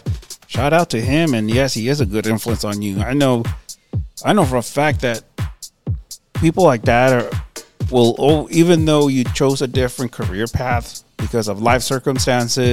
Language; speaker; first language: English; early bilingual, other home language; Spanish